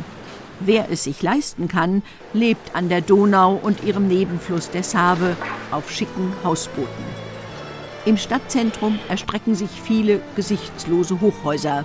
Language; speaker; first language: German; native; German